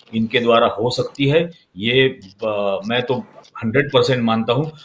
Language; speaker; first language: Hindi; non-native, local second language; Marathi